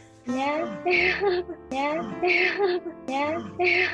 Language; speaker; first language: Korean; early bilingual, heritage; Japanese